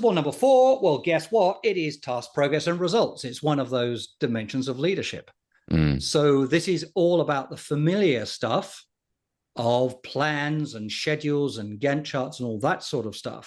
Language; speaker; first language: English; native; English